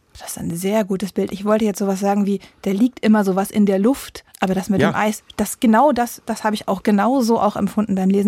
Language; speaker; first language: German; native; German